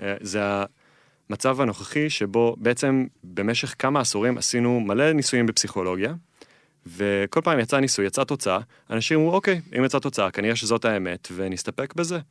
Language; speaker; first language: Hebrew; native; Hebrew